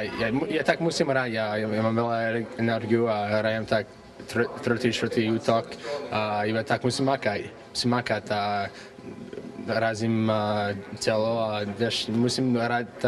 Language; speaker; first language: Slovak; early bilingual, heritage; English